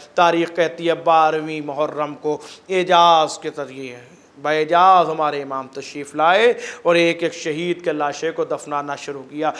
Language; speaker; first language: Urdu; native; Urdu